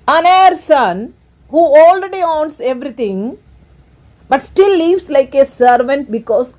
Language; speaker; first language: English; non-native, local second language; Malayalam